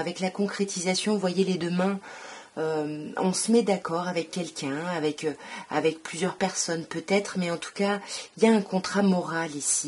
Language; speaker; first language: French; native; French